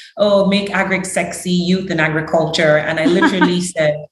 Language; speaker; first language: English; early bilingual, other home language; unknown